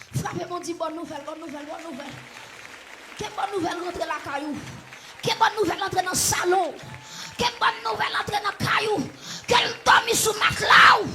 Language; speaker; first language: French; non-native, local second language; Haitian Creole